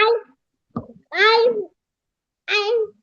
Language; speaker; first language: English; non-native, learner; Vietnamese